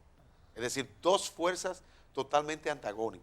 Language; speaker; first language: Spanish; native; Spanish